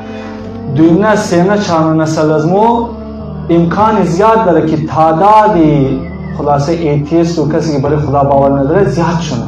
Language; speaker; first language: Persian; native; Persian